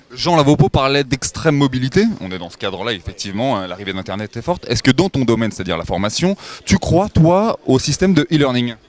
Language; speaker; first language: French; native; French